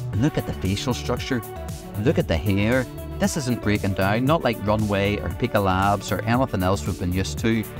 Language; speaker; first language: English; native; English